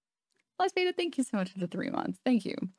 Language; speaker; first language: English; native; English